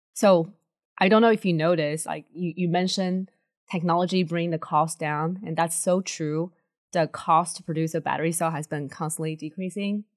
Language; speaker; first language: English; early bilingual, other home language; Chinese